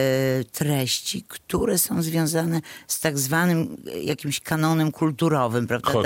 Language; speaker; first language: Polish; native; Polish